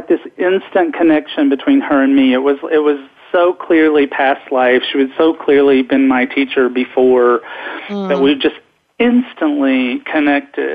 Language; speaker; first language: English; native; English